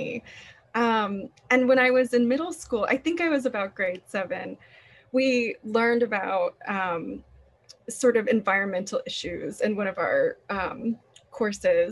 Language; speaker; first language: English; native; English